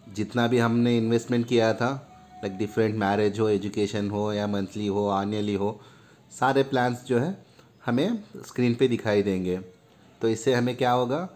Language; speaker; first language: Hindi; non-native, local second language; Urdu